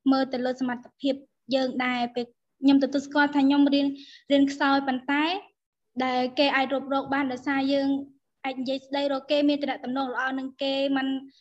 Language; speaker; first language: Khmer; non-native, local second language; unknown